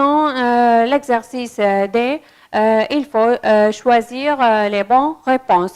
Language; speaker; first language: French; non-native, fluent; Arabic